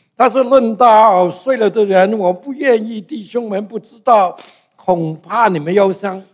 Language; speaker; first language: Chinese; non-native, local second language; Cantonese